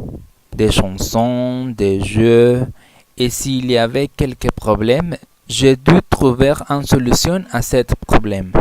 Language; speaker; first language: French; non-native, learner; Spanish